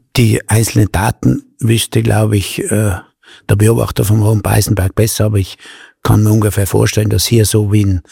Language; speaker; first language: German; native; German